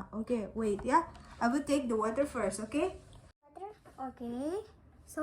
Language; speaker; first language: English; non-native, learner; Indonesian